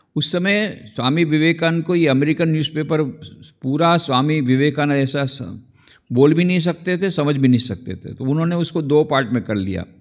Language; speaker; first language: Hindi; non-native, local second language; Gujarati